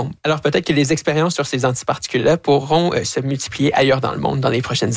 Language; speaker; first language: French; native; French